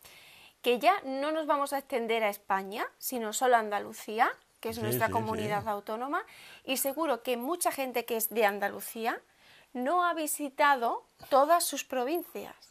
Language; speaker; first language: Spanish; native; Spanish